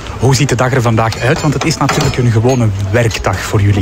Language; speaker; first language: Dutch; native; Dutch